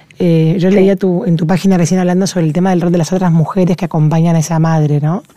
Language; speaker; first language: Spanish; native; Spanish